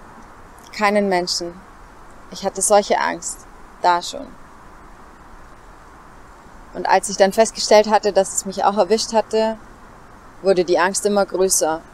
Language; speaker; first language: German; native; German